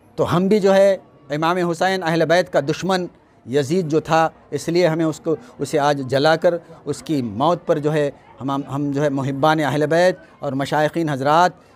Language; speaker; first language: Hindi; non-native, local second language; Urdu